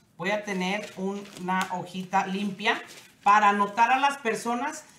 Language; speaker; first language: Spanish; native; Spanish